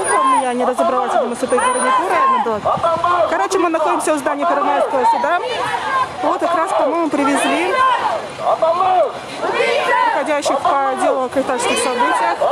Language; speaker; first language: Russian; native; Russian